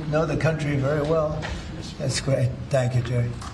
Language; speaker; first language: English; native; English